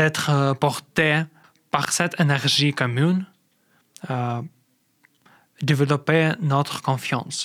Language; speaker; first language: French; non-native, learner; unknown